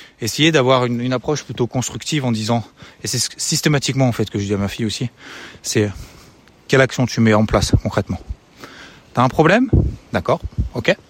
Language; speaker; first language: French; native; French